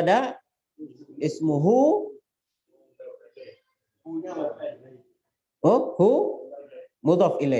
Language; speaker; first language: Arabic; non-native, fluent; Indonesian